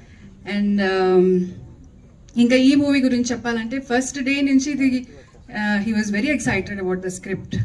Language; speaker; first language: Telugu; non-native, learner; Kannada